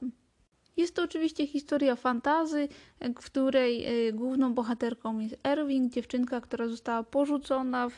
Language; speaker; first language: Polish; native; Polish